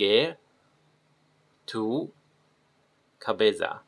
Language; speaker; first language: Spanish; non-native, learner; Chinese